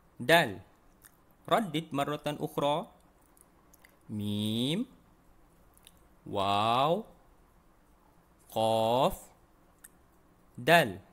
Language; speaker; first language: Arabic; non-native, fluent; Malay